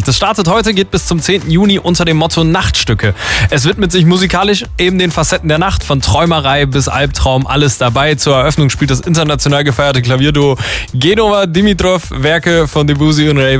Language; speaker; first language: German; native; German